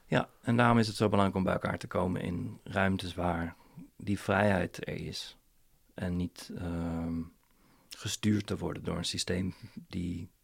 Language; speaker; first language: Dutch; native; Dutch